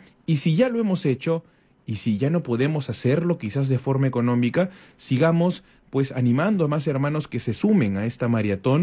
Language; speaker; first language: Spanish; native; Spanish